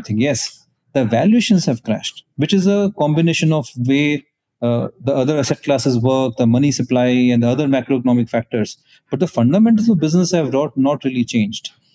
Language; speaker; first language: English; non-native, local second language; Punjabi